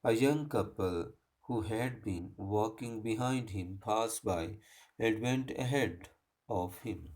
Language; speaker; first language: English; non-native, local second language; Hindi